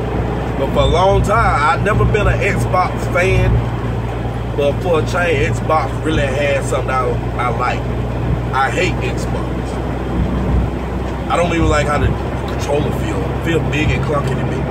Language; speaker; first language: English; native; English